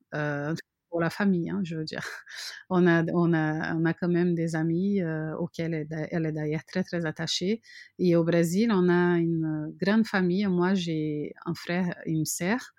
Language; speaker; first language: French; non-native, fluent; Portuguese